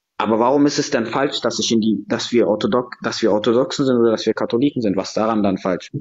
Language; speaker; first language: German; early bilingual, other home language; Serbian